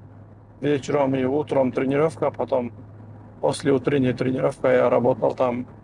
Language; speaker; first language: Russian; non-native, local second language; Kyrgyz